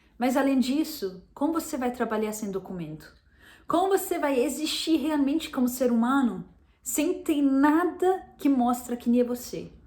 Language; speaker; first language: Portuguese; non-native, fluent; Arabic